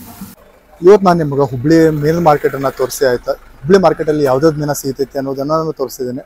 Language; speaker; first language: Kannada; native; Kannada